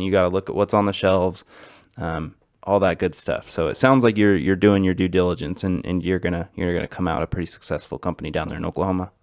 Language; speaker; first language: English; native; English